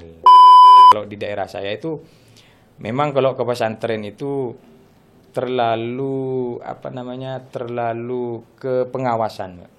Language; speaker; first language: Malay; non-native, local second language; Madurese